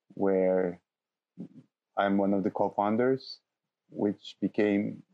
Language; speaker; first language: English; non-native, fluent; Turkish